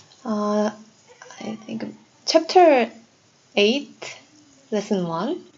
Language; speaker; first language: English; non-native, learner; Korean